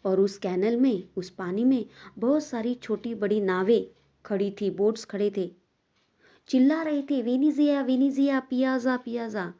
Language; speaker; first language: Hindi; non-native, local second language; Marathi